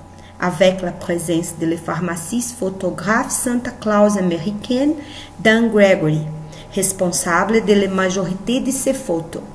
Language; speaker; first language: French; non-native, learner; Portuguese